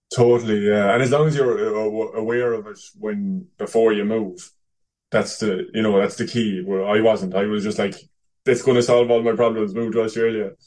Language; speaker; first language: English; native; English